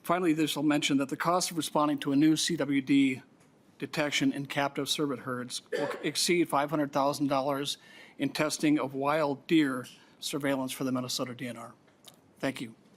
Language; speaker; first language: English; native; English